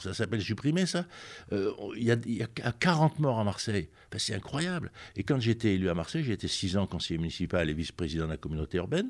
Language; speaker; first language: French; native; French